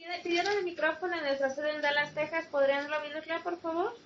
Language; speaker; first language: Spanish; native; Spanish